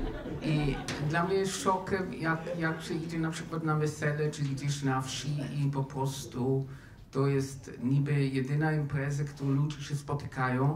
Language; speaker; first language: Polish; non-native, fluent; German